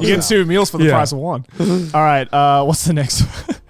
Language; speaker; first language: English; native; English